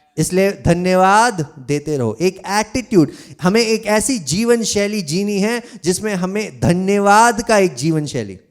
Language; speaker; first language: Hindi; non-native, local second language; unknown